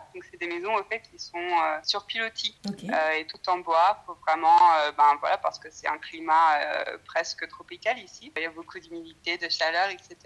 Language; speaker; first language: French; native; French